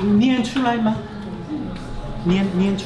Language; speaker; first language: Chinese; non-native, fluent; Korean